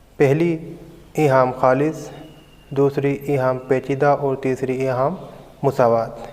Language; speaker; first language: Urdu; native; Urdu